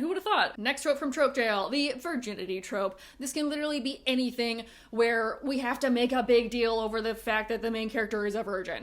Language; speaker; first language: English; native; English